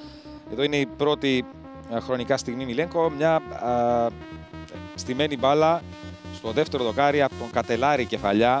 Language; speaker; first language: Greek; native; Greek